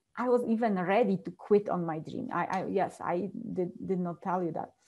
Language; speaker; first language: English; non-native, fluent; Polish